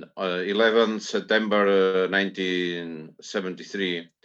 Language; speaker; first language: English; non-native, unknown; Catalan